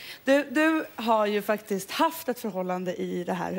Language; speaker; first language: Swedish; native; Swedish